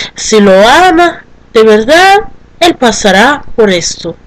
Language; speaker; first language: Spanish; non-native, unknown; English